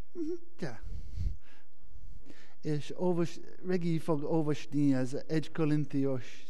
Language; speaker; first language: Hungarian; non-native, learner; English